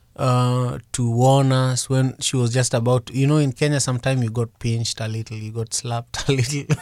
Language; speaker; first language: English; non-native, local second language; Luo (Kenya and Tanzania)